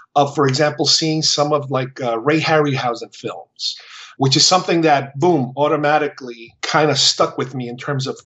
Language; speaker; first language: English; early bilingual, other home language; Spanish